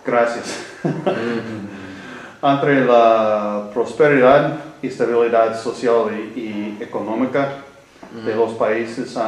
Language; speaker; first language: Spanish; non-native, learner; English